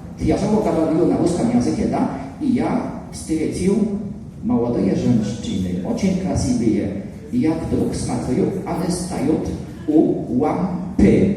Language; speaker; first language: Russian; non-native, learner; Polish